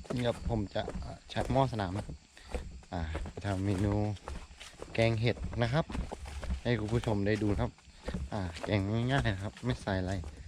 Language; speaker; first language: Thai; non-native, local second language; Karen languages